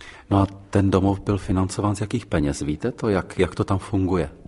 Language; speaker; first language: Czech; native; Czech